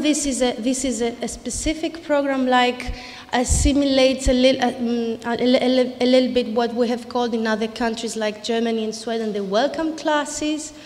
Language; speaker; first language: English; non-native, fluent; Greek